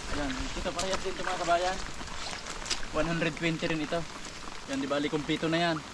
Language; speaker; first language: Filipino; non-native, local second language; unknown